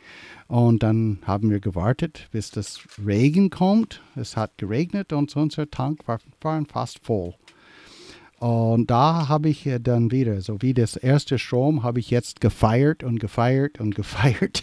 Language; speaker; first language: German; early bilingual, heritage; English